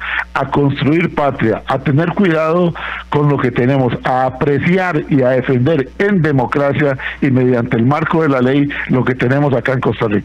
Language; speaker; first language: Spanish; native; Spanish